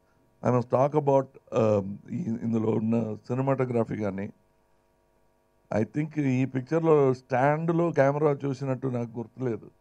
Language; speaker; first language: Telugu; non-native, fluent; Tamil